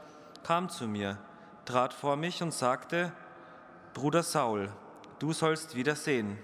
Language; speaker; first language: German; native; German